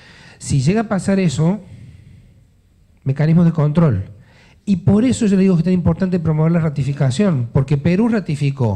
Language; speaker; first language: Spanish; native; Spanish